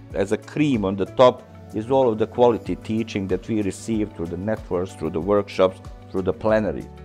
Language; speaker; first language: English; non-native, fluent; Bosnian